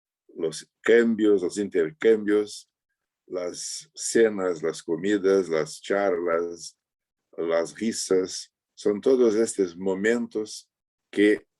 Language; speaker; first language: Spanish; non-native, fluent; Portuguese